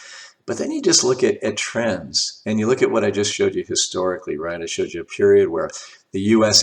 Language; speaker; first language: English; native; English